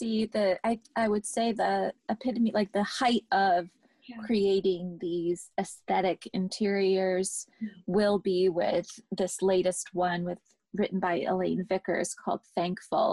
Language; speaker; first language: English; native; English